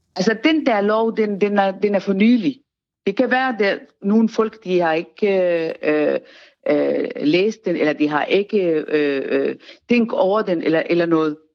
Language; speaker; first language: Danish; non-native, fluent; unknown